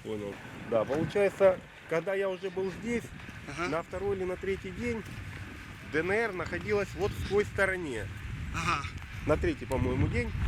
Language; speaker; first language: Russian; native; Russian